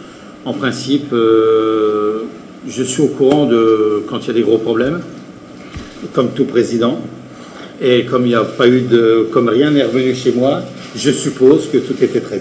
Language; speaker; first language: French; native; French